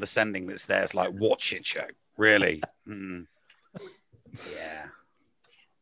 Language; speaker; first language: English; native; English